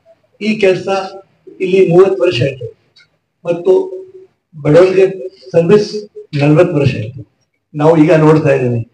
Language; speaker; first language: Kannada; non-native, local second language; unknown